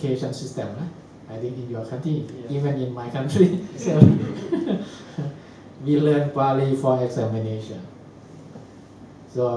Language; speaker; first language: English; non-native, fluent; Thai